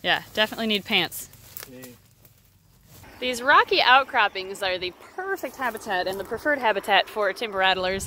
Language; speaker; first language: English; native; English